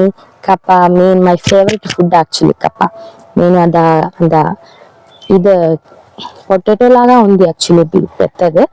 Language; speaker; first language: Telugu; non-native, learner; Malayalam